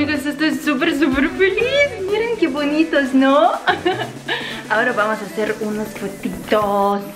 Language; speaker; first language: Spanish; non-native, fluent; Russian